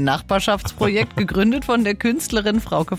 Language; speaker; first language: German; native; German